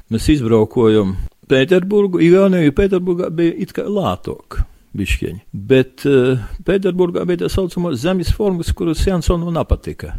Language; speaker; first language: Latvian; native; Latvian